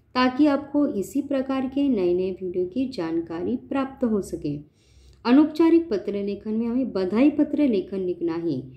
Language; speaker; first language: Hindi; non-native, local second language; Marathi